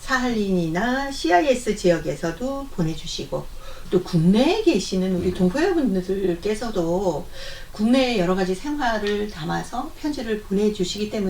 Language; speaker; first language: Korean; native; Korean